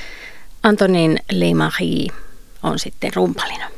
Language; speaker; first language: Finnish; native; Finnish